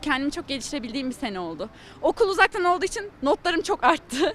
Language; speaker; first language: Turkish; native; Turkish